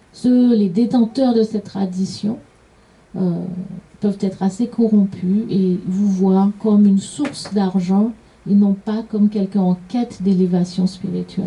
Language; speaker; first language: French; native; French